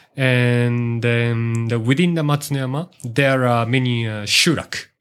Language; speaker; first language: English; non-native, learner; Japanese